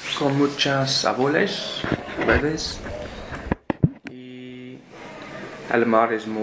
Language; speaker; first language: Spanish; non-native, learner; English